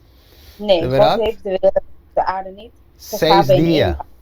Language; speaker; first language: Dutch; non-native, local second language; Papiamento